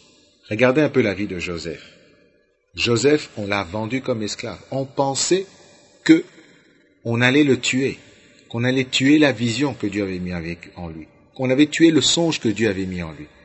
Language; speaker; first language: French; non-native, local second language; Lingala